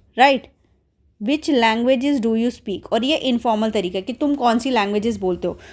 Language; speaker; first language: Hindi; native; Hindi